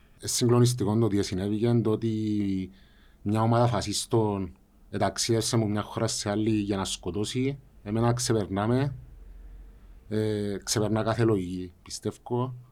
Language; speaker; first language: Greek; native; Greek